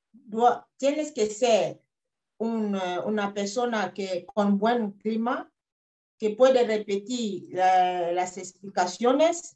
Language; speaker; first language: Spanish; non-native, fluent; French